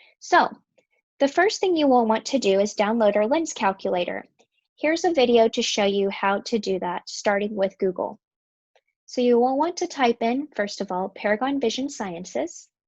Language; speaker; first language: English; native; English